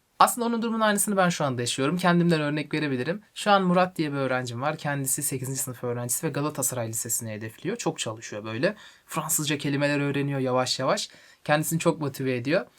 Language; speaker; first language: Turkish; native; Turkish